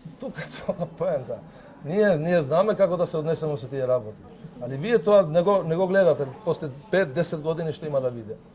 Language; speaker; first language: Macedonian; non-native, local second language; Albanian